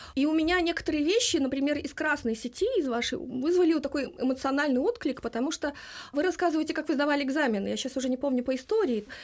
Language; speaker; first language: Russian; non-native, local second language; Lithuanian